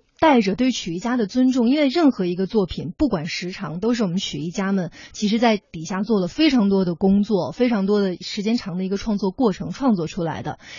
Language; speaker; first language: Chinese; native; Chinese